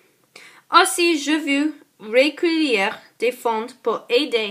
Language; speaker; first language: French; non-native, learner; English